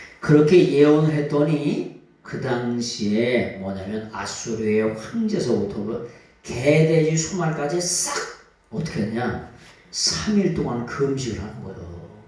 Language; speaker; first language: Korean; native; Korean